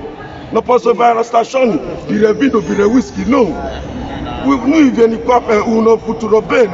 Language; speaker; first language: Italian; non-native, learner; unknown